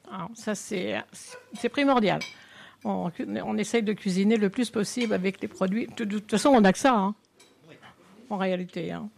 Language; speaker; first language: French; native; French